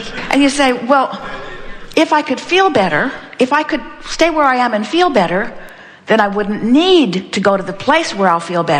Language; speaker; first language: English; native; English